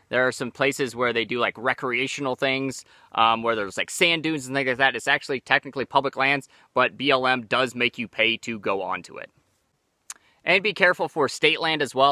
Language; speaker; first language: English; native; English